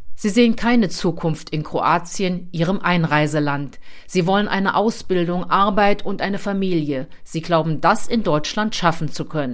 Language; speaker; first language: German; native; German